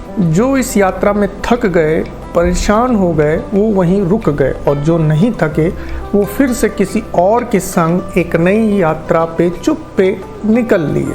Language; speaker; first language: Hindi; native; Hindi